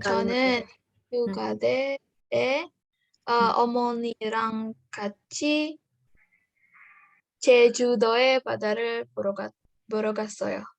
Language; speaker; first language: Korean; non-native, learner; Indonesian